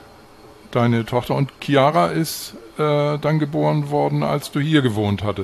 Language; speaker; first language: German; native; German